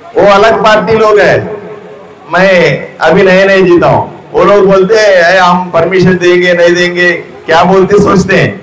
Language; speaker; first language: Hindi; non-native, local second language; Telugu